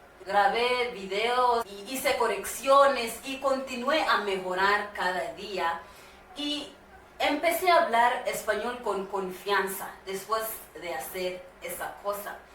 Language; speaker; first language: Spanish; non-native, learner; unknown